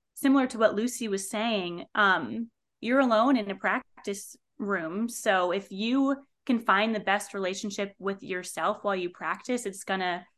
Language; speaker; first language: English; native; English